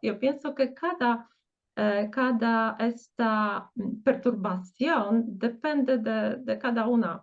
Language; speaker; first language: Spanish; non-native, fluent; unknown